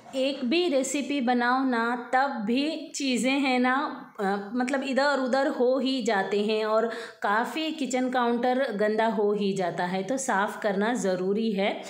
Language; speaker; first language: Hindi; native; Hindi